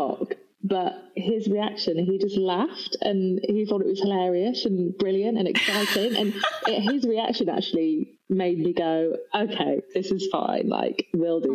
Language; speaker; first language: English; native; English